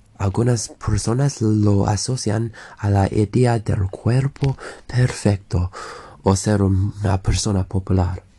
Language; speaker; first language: Spanish; non-native, learner; English